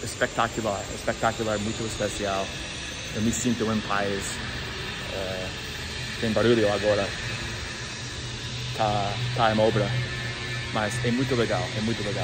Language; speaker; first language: Portuguese; non-native, learner; English